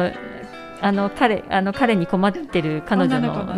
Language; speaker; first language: Japanese; native; Japanese